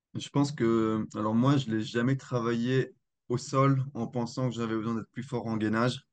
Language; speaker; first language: French; native; French